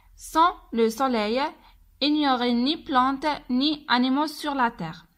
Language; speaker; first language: French; non-native, local second language; Arabic